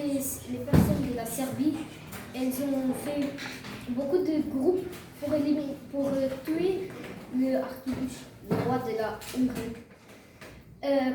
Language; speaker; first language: French; non-native, learner; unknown